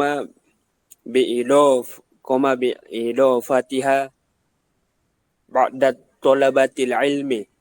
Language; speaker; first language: Arabic; non-native, learner; Indonesian